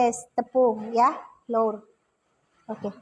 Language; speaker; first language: English; non-native, learner; Indonesian